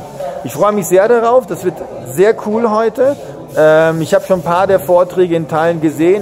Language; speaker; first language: German; native; German